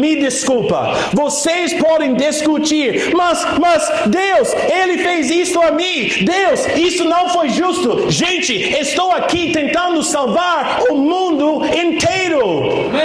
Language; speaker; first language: Portuguese; non-native, fluent; English